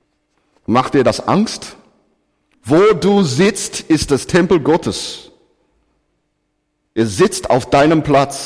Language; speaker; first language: German; non-native, fluent; English